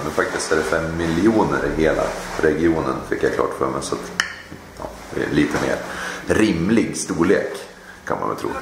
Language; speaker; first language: Swedish; native; Swedish